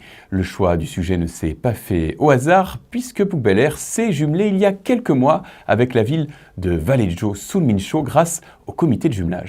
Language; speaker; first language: French; native; French